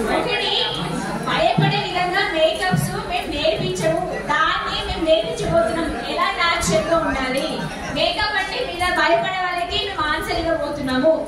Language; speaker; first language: Telugu; non-native, local second language; Hindi